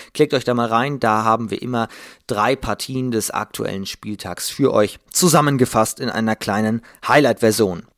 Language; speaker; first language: German; native; German